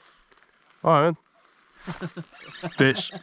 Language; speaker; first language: French; native; French